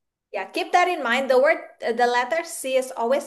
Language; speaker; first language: English; non-native, fluent; Indonesian